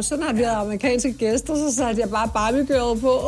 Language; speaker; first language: Danish; native; Danish